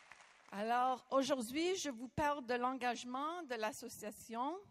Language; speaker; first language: French; non-native, local second language; English